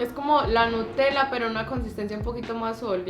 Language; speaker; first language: Spanish; native; Spanish